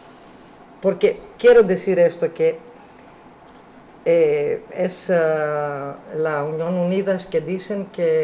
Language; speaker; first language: Spanish; non-native, learner; Greek